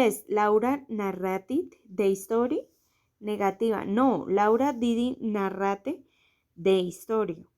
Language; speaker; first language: English; non-native, learner; Spanish